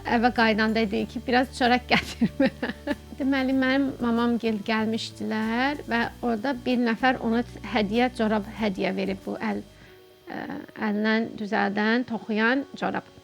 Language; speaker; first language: Azerbaijani; non-native, fluent; English